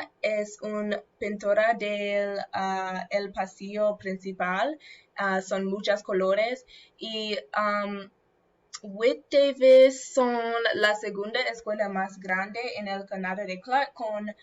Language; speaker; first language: Spanish; non-native, learner; English